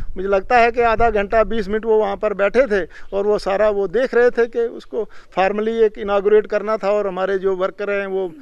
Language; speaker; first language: Hindi; native; Hindi